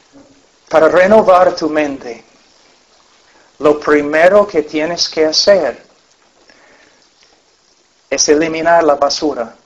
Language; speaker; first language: Spanish; non-native, fluent; English